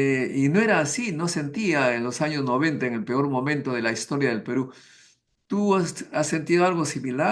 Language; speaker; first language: Spanish; native; Spanish